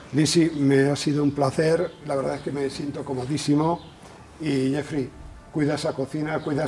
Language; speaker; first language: Spanish; native; Spanish